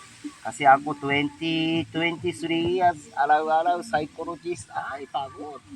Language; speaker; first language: Filipino; non-native, learner; Japanese